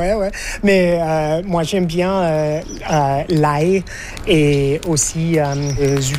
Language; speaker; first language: French; non-native, fluent; English